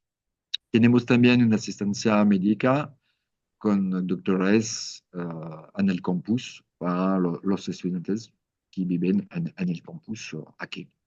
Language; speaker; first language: Spanish; non-native, learner; French